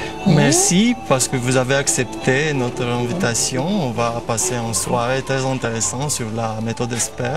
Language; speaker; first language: French; non-native, fluent; Romanian